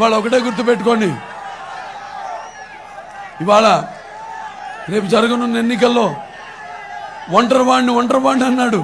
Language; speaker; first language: Telugu; native; Telugu